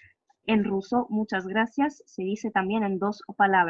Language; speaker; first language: Spanish; non-native, fluent; Russian